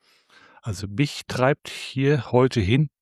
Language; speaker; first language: German; native; German